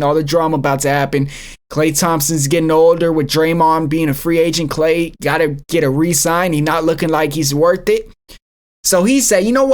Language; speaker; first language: English; native; English